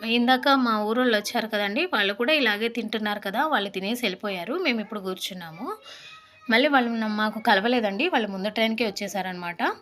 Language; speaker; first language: Telugu; non-native, local second language; Lambadi